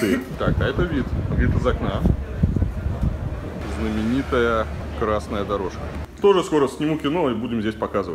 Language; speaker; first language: Russian; native; Russian